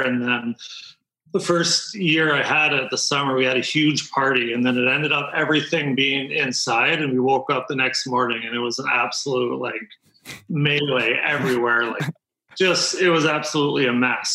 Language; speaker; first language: English; native; English